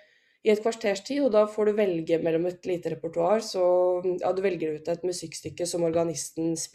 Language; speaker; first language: Norwegian; native; Norwegian